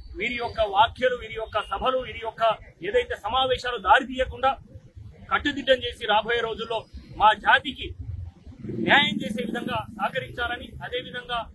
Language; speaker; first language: Telugu; native; Telugu